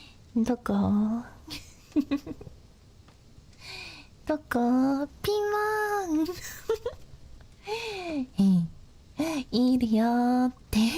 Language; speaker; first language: Japanese; non-native, learner; English